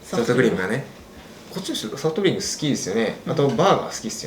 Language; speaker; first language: Japanese; native; Japanese